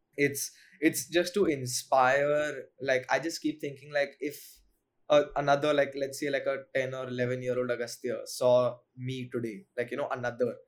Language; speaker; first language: English; non-native, local second language; Hindi